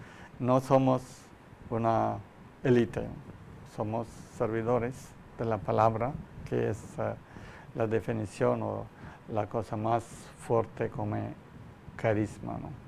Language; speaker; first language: Spanish; non-native, learner; Malayalam